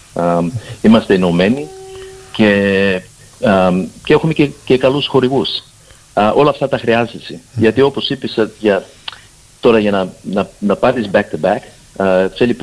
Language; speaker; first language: Greek; early bilingual, heritage; Greek